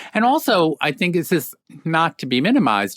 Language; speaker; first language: English; native; English